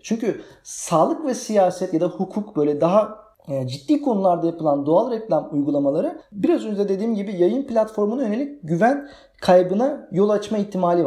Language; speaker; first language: Turkish; native; Turkish